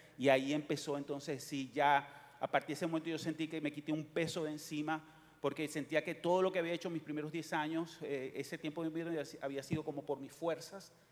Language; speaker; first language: Spanish; native; Spanish